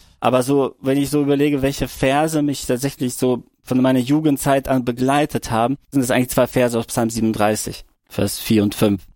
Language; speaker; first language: German; early bilingual, other home language; Russian